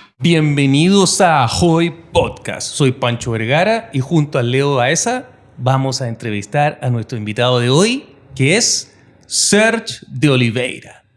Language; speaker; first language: Spanish; native; Spanish